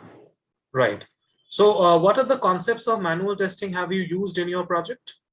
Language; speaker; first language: English; non-native, fluent; Hindi